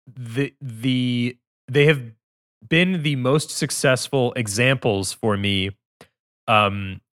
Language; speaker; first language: English; native; English